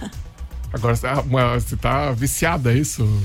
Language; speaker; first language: Portuguese; native; Portuguese